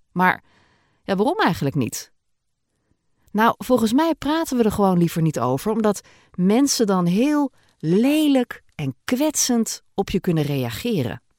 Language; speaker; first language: Dutch; native; Dutch